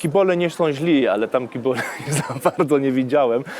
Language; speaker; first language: Polish; early bilingual, other home language; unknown